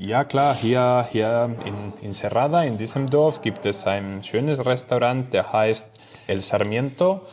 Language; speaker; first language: German; non-native, fluent; Spanish